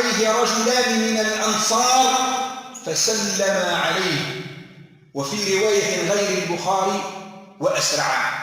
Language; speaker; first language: Arabic; native; Arabic